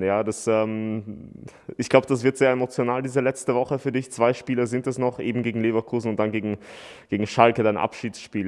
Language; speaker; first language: German; native; German